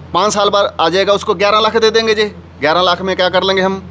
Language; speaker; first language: Hindi; native; Hindi